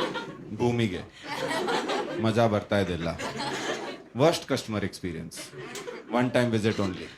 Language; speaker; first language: Kannada; non-native, learner; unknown